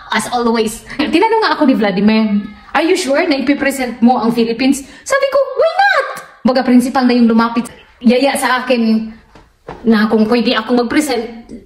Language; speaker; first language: Filipino; non-native, local second language; Cebuano